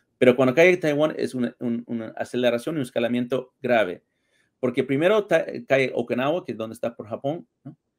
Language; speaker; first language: Spanish; early bilingual, heritage; Spanish